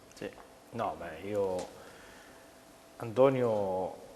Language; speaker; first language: Italian; native; Italian